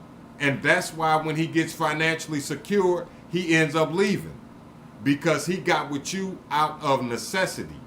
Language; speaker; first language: English; native; English